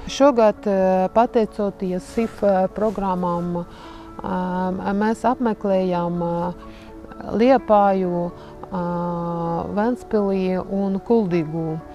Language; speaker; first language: Latvian; non-native, learner; Ukrainian